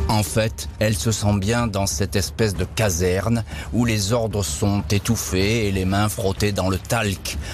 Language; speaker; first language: French; native; French